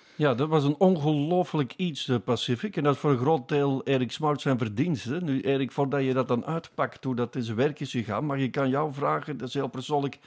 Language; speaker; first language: Dutch; native; Dutch